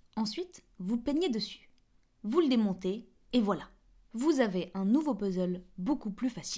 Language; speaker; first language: French; native; French